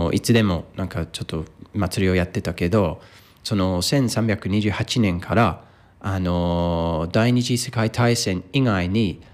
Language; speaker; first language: Japanese; non-native, fluent; English